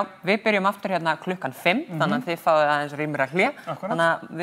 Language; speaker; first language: Icelandic; native; Icelandic